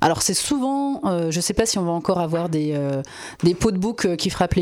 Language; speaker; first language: French; native; French